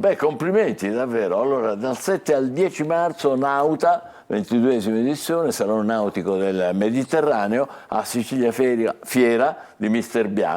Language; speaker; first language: Italian; native; Italian